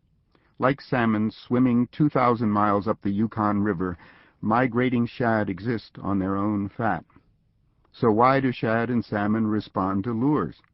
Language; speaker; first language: English; native; English